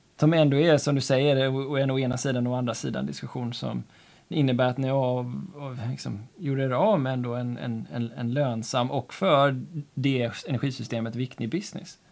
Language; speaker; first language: Swedish; native; Swedish